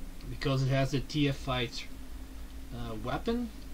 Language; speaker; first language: English; non-native, fluent; Portuguese